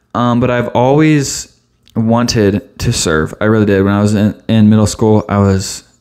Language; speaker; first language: English; native; English